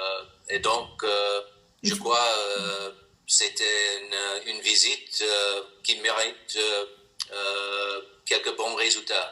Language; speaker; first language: French; non-native, learner; English